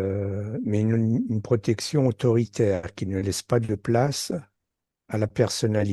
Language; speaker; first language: French; native; French